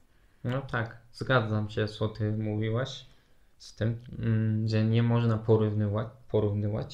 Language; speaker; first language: Polish; non-native, learner; Turkish